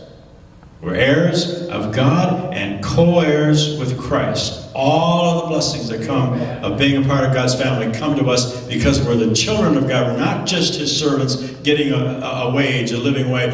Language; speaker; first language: English; native; English